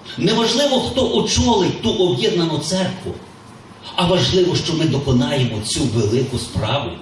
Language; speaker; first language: Ukrainian; native; Ukrainian